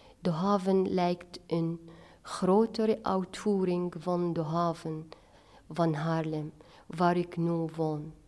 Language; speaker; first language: Dutch; non-native, fluent; Arabic